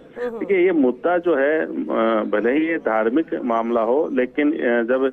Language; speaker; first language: Hindi; native; Hindi